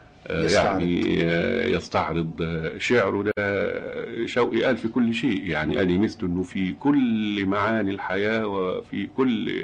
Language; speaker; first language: Arabic; native; Arabic